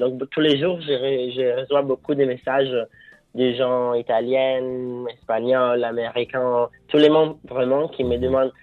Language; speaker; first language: French; non-native, fluent; Italian